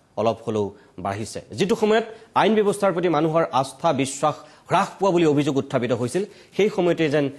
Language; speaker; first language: Assamese; native; Assamese